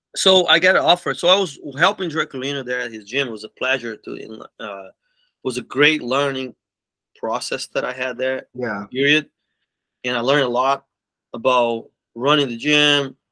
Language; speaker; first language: English; non-native, fluent; Portuguese